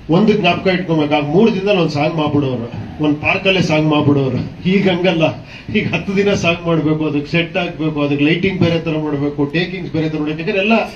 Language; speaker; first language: Kannada; native; Kannada